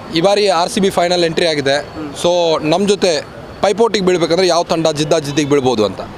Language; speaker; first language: Kannada; native; Kannada